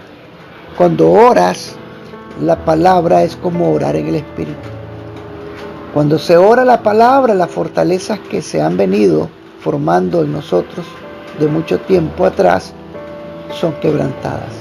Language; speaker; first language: Spanish; native; Spanish